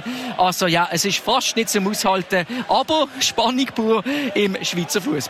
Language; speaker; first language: German; native; German